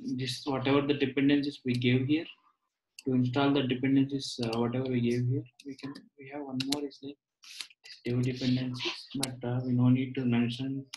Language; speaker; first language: English; non-native, local second language; Telugu